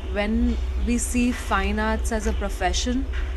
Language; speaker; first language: English; non-native, local second language; Gujarati